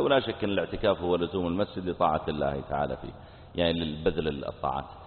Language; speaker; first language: Arabic; native; Arabic